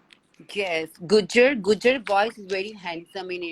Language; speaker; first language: English; non-native, learner; Hindi